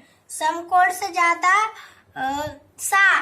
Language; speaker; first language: Hindi; native; Hindi